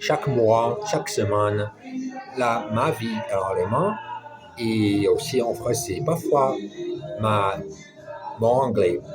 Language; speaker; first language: French; non-native, learner; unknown